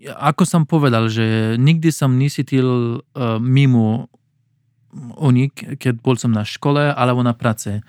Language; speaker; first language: Slovak; non-native, learner; Pashto